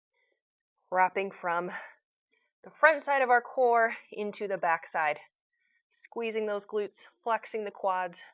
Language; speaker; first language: English; native; English